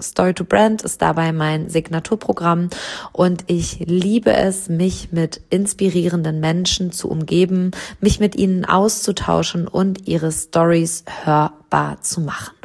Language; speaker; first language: German; native; German